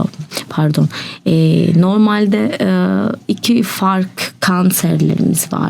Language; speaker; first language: Turkish; non-native, learner; Albanian